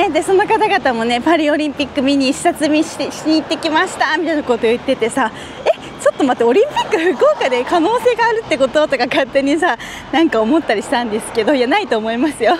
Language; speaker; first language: Japanese; native; Japanese